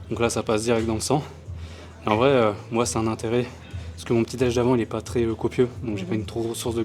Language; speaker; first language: French; native; French